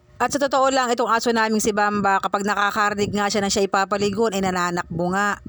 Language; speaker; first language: Filipino; native; Filipino